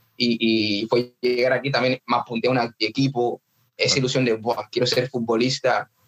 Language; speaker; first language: Spanish; early bilingual, other home language; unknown